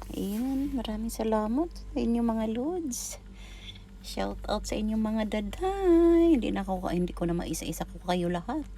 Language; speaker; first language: Filipino; non-native, local second language; Cebuano